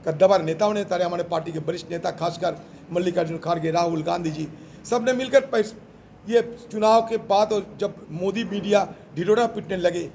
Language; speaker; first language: Hindi; non-native, local second language; Bangla